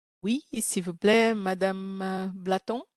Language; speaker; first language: French; non-native, learner; Portuguese